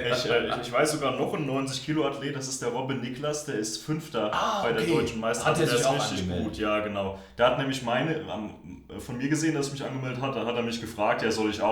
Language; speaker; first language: German; native; German